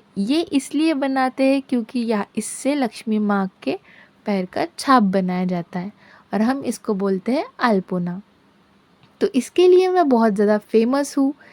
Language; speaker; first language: Hindi; non-native, local second language; Bangla